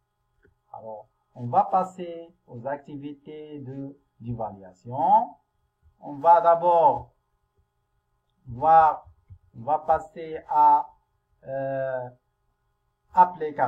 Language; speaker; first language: French; non-native, local second language; Arabic